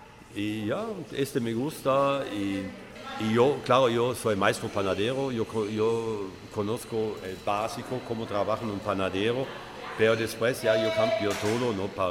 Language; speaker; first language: Spanish; non-native, fluent; German